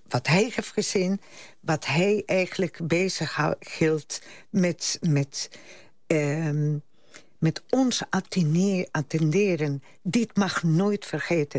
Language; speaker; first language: Dutch; non-native, fluent; Spanish